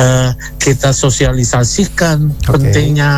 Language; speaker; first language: Indonesian; native; Indonesian